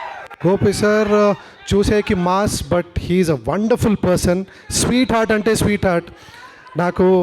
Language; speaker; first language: Telugu; non-native, learner; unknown